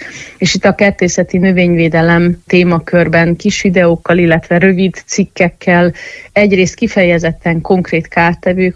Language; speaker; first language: Hungarian; native; Hungarian